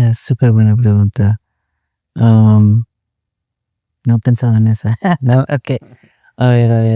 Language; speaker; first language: Spanish; early bilingual, other home language; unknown